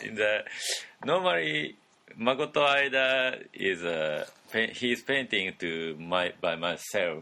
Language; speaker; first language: English; non-native, learner; Japanese